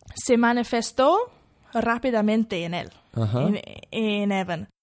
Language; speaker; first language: Spanish; non-native, fluent; English